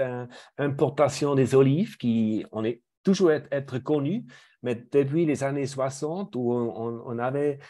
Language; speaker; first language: French; non-native, fluent; German